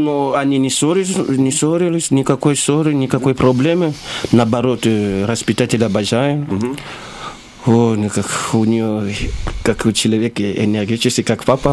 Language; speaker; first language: Russian; non-native, learner; Lingala